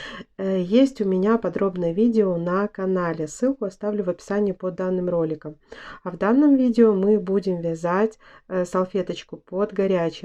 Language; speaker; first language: Russian; native; Russian